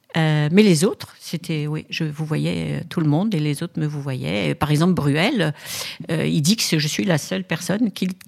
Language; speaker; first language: French; native; French